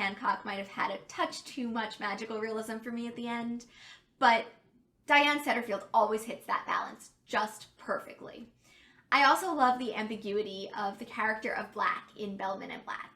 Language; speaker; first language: English; native; English